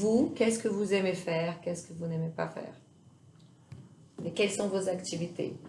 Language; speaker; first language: French; non-native, fluent; Portuguese